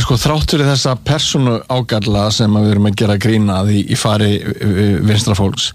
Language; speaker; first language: Icelandic; native; Icelandic